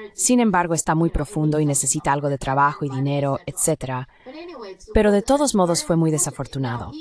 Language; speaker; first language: Spanish; non-native, fluent; Chinese